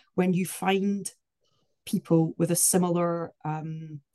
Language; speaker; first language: English; native; English